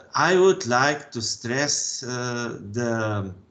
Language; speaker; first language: English; non-native, fluent; Slovenian